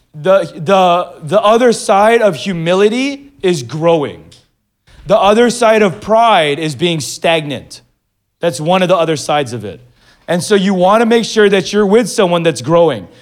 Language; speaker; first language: English; early bilingual, other home language; Filipino